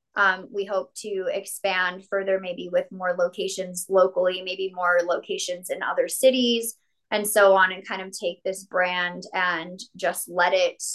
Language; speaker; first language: English; native; English